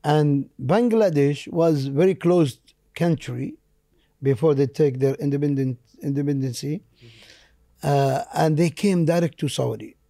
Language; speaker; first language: English; non-native, fluent; Arabic